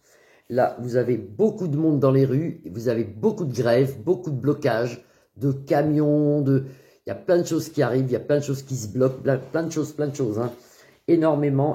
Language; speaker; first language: French; native; French